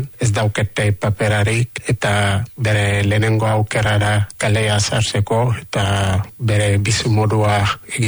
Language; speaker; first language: Basque; non-native, learner; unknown